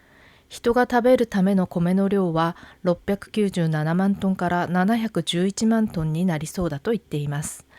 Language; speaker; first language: Japanese; non-native, fluent; Korean